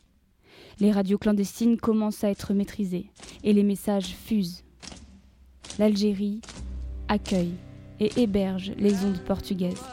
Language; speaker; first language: French; native; French